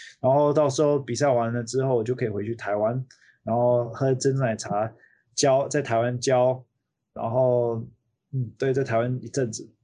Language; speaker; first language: Chinese; early bilingual, heritage; Chinese